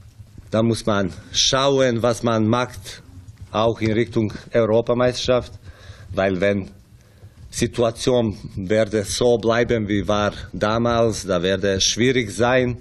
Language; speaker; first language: German; non-native, fluent; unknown